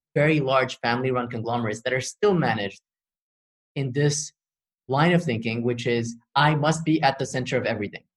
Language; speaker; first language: English; early bilingual, other home language; Arabic